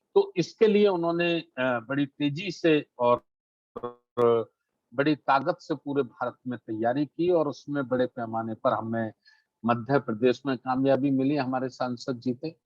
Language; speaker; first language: Hindi; native; Hindi